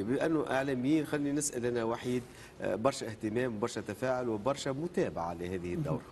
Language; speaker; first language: Arabic; native; Arabic